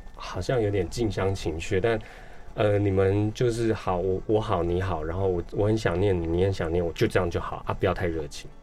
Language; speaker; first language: Chinese; non-native, local second language; Min Nan Chinese